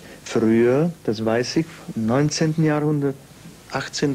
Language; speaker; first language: German; non-native, fluent; Czech